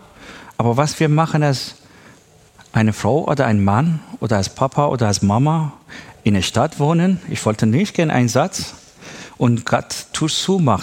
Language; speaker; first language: German; non-native, learner; Persian